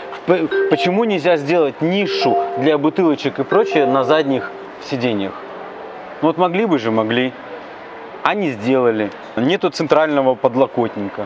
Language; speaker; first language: Russian; native; Russian